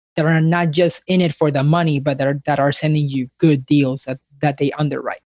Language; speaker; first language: English; early bilingual, other home language; Spanish